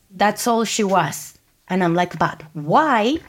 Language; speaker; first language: English; non-native, fluent; Spanish